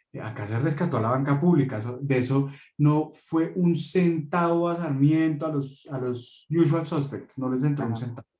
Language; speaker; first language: Spanish; native; Spanish